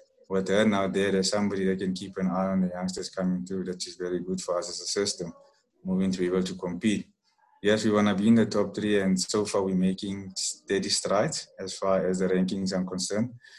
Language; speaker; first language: English; non-native, local second language; Afrikaans